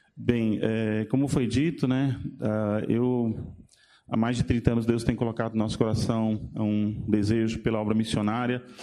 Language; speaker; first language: Portuguese; native; Portuguese